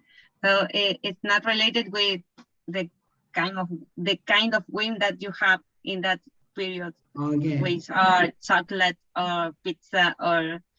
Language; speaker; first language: English; non-native, learner; Spanish